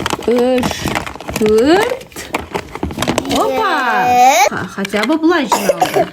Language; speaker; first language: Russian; non-native, local second language; Kazakh